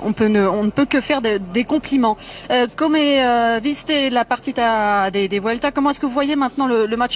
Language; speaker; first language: French; native; French